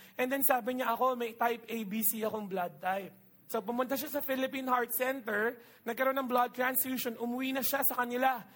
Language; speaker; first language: Filipino; non-native, local second language; Iloko